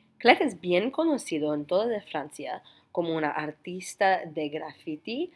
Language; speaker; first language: Spanish; non-native, learner; English